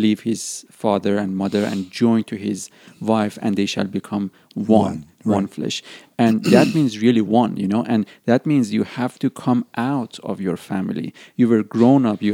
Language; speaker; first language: English; non-native, fluent; Persian